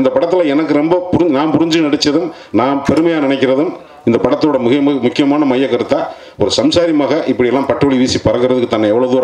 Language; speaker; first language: Tamil; native; Tamil